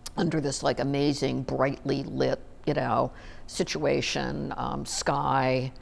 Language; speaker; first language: English; native; English